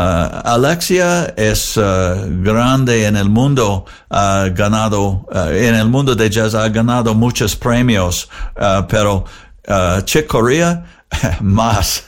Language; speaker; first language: Spanish; non-native, learner; English